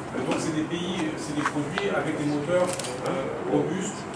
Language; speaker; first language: French; non-native, local second language; Arabic